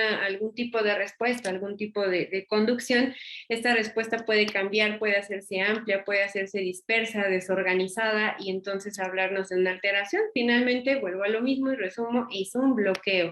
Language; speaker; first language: Spanish; native; Spanish